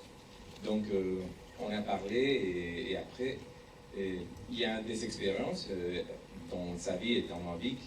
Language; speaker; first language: French; non-native, learner; Spanish